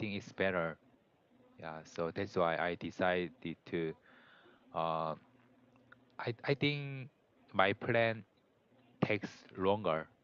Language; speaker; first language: English; non-native, learner; Korean